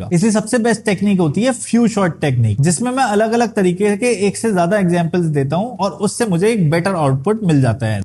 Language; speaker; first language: Hindi; native; Hindi